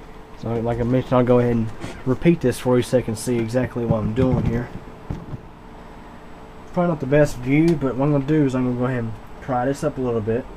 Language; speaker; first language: English; native; English